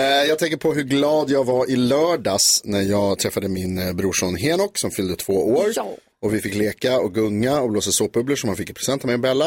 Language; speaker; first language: Swedish; native; Swedish